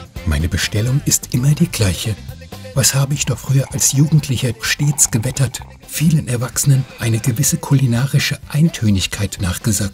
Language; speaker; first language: German; native; German